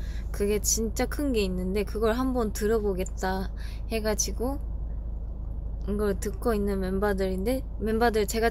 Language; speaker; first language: Korean; non-native, fluent; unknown